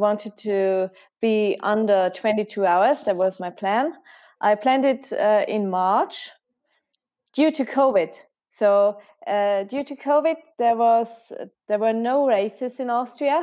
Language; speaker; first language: English; non-native, fluent; German